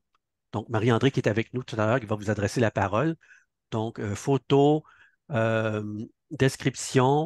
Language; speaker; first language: French; native; French